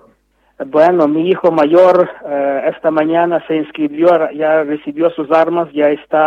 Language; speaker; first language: Spanish; non-native, fluent; Ukrainian